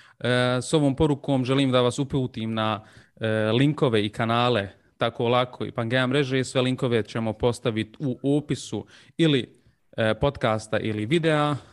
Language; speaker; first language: Croatian; early bilingual, heritage; Bosnian